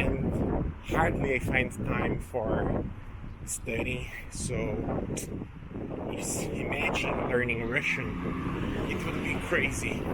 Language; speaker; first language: English; non-native, local second language; Portuguese